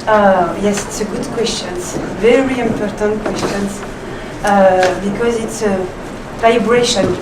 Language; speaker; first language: English; non-native, learner; French